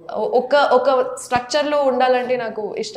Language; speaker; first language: Telugu; non-native, local second language; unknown